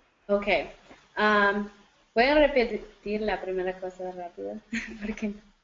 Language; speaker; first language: Spanish; early bilingual, heritage; Spanish